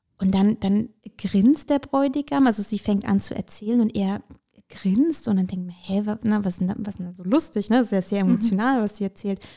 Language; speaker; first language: German; early bilingual, other home language; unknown